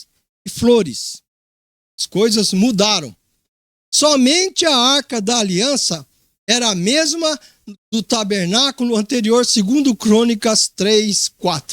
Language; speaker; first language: Portuguese; native; Portuguese